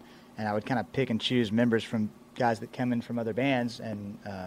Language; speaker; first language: English; native; English